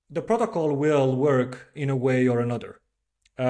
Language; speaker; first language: English; non-native, fluent; French